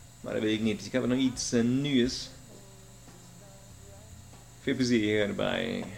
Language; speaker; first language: Dutch; non-native, learner; German